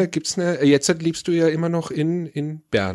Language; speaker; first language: German; native; German